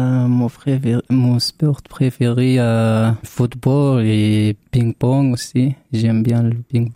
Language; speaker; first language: French; non-native, learner; Arabic